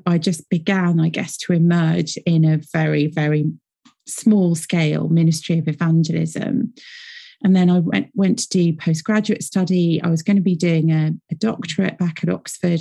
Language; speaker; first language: English; native; English